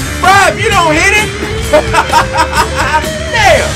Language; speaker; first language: English; native; English